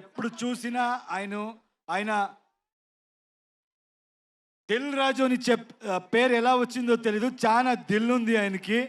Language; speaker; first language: Telugu; non-native, learner; Kannada